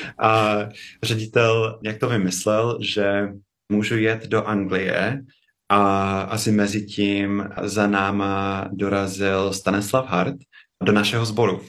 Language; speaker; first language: Czech; non-native, fluent; English